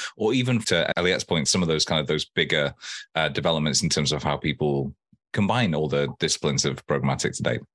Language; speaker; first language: English; native; English